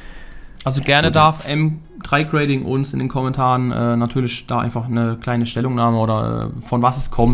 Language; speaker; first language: German; native; German